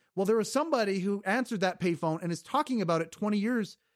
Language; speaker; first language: English; native; English